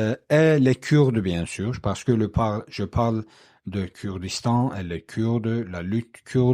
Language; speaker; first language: French; non-native, learner; Kurdish